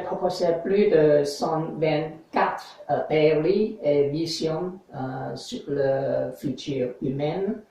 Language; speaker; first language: French; non-native, fluent; English